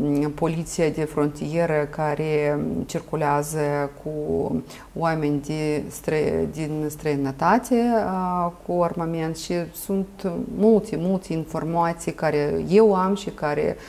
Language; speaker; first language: Romanian; non-native, local second language; Russian